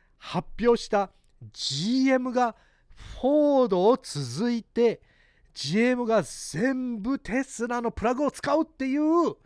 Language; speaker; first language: Japanese; early bilingual, heritage; Japanese